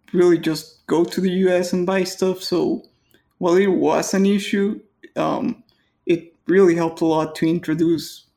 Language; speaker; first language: English; non-native, fluent; Spanish